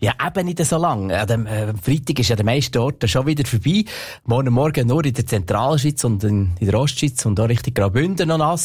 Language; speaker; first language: German; native; German